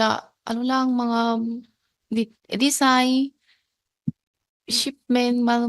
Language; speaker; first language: Filipino; non-native, learner; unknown